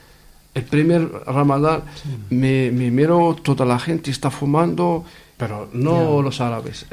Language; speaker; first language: Spanish; non-native, learner; Arabic